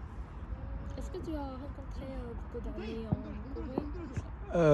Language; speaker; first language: French; non-native, fluent; Korean